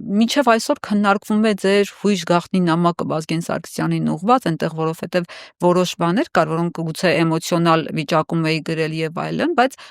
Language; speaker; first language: Armenian; native; Armenian